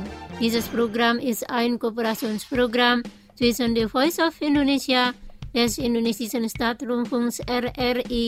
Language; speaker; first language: German; non-native, fluent; Indonesian